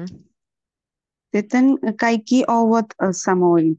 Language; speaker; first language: Finnish; non-native, learner; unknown